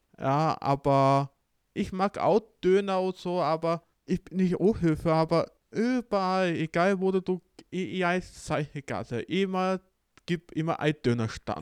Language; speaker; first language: German; non-native, learner; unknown